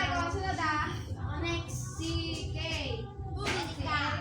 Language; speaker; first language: Filipino; non-native, local second language; Cebuano